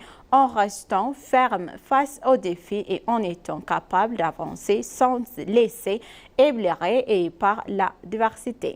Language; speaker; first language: French; non-native, fluent; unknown